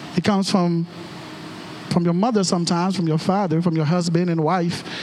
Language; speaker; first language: English; non-native, fluent; Haitian Creole